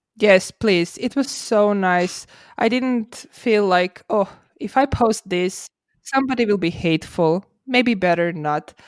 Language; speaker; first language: English; non-native, fluent; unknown